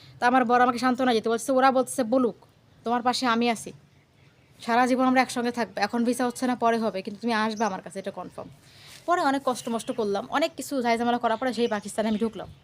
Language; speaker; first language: Bangla; native; Bangla